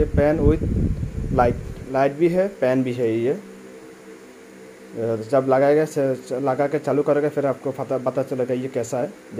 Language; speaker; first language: Hindi; non-native, fluent; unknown